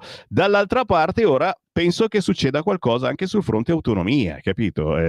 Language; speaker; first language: Italian; native; Italian